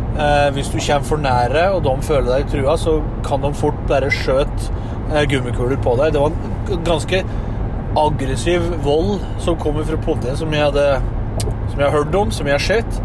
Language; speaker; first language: Norwegian; native; Norwegian